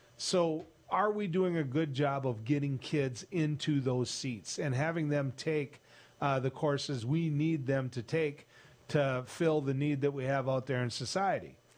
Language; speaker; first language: English; native; English